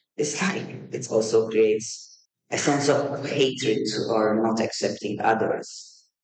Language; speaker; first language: English; non-native, fluent; Maltese